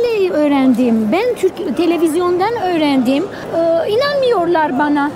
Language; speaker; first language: Turkish; non-native, fluent; Arabic